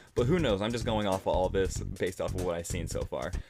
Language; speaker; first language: English; native; English